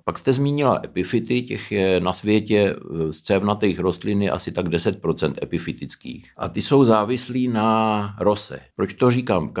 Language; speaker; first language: Czech; early bilingual, heritage; Czech